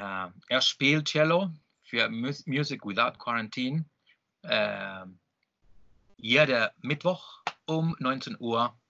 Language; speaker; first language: German; non-native, learner; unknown